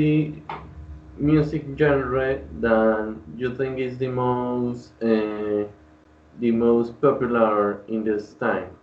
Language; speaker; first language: English; non-native, learner; Spanish